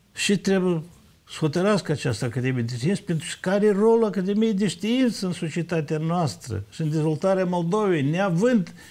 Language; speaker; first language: Romanian; native; Romanian